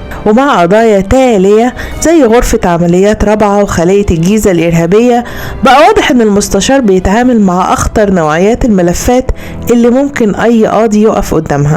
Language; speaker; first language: Arabic; native; Arabic